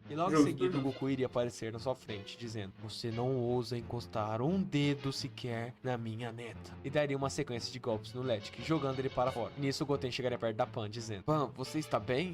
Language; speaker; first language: Portuguese; native; Portuguese